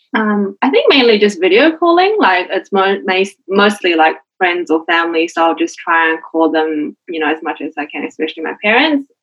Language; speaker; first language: English; native; English